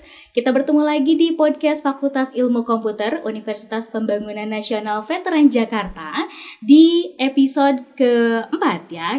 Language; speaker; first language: Indonesian; native; Indonesian